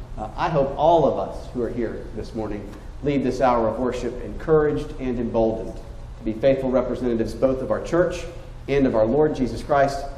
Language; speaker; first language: English; native; English